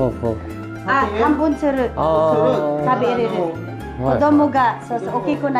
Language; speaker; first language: Japanese; non-native, learner; Filipino